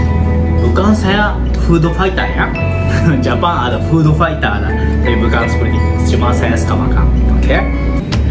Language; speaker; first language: Indonesian; non-native, learner; Japanese